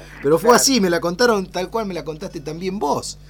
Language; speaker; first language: Spanish; native; Spanish